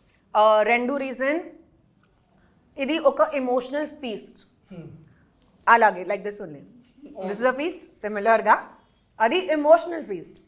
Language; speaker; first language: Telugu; non-native, learner; Hindi